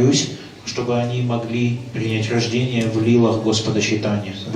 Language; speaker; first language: Russian; native; Russian